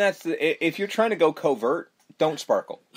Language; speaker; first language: English; native; English